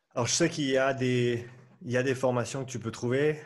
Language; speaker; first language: French; native; French